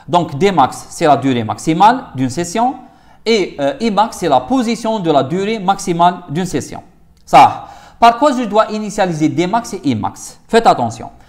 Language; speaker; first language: French; non-native, local second language; Arabic